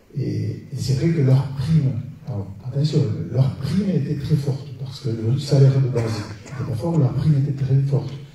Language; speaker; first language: French; native; French